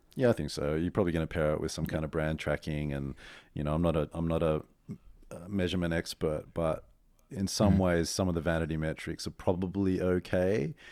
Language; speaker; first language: English; native; English